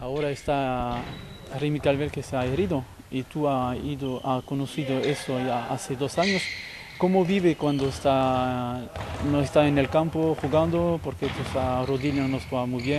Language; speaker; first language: Spanish; non-native, fluent; French